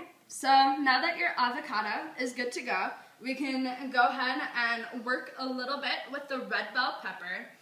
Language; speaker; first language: English; native; English